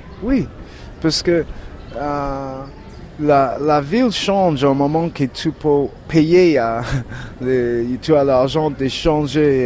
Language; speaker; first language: French; non-native, learner; English